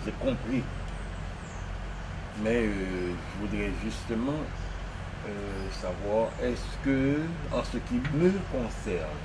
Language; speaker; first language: French; non-native, local second language; Haitian Creole